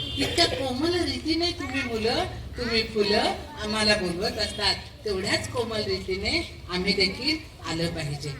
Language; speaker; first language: Marathi; non-native, local second language; Marwari